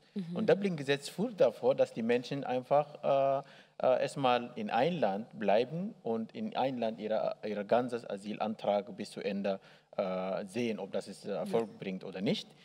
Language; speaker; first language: German; non-native, learner; Arabic